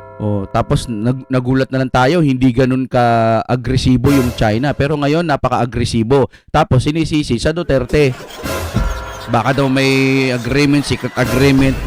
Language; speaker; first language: Filipino; non-native, local second language; Iloko